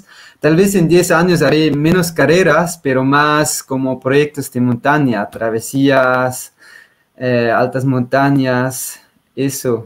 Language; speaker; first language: Spanish; non-native, fluent; Swiss German